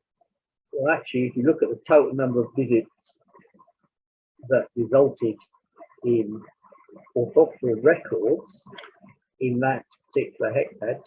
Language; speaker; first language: English; native; English